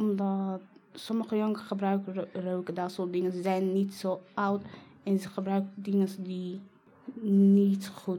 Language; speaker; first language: Dutch; non-native, learner; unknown